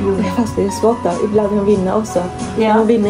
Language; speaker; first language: Swedish; non-native, learner; Vietnamese